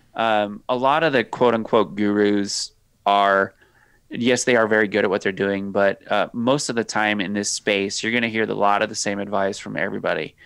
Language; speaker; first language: English; native; English